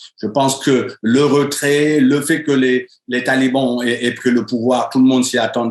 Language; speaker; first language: French; native; French